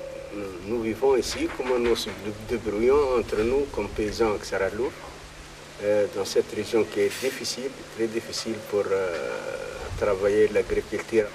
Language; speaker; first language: French; non-native, fluent; Arabic